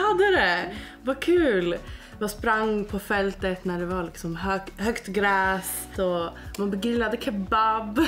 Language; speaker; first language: Swedish; native; Swedish